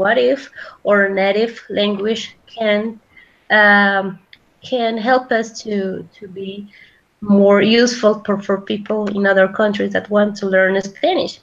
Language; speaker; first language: English; non-native, fluent; Spanish